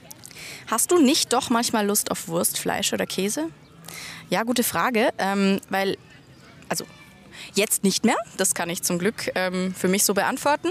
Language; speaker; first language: German; native; German